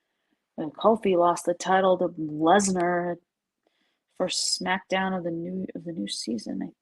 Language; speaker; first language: English; native; English